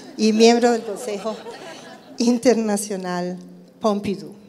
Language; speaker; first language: Spanish; native; Spanish